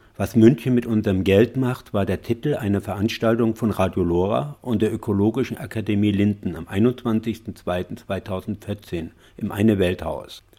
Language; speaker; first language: German; native; German